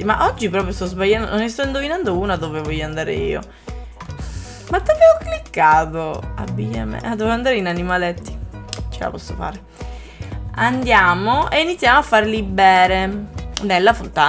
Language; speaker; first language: Italian; native; Italian